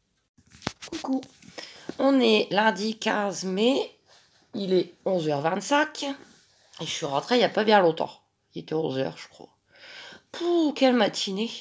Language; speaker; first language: French; native; French